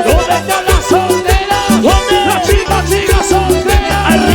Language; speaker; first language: Spanish; native; Spanish